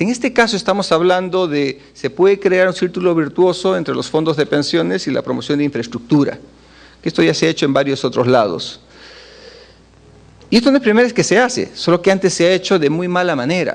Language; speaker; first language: Spanish; native; Spanish